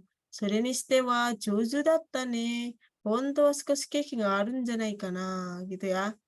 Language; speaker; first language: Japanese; non-native, fluent; Indonesian